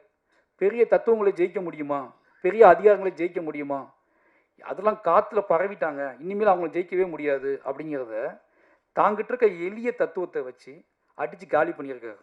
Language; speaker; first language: Tamil; native; Tamil